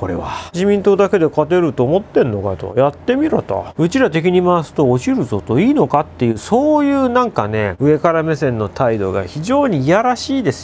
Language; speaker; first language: Japanese; native; Japanese